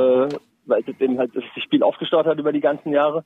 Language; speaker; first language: German; native; German